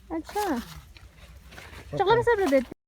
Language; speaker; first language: Hindi; non-native, local second language; Tibetan